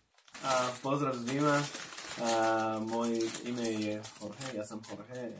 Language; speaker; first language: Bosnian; non-native, learner; Spanish